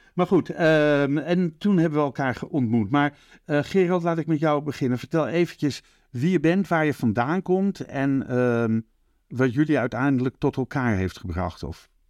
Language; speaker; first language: Dutch; native; Dutch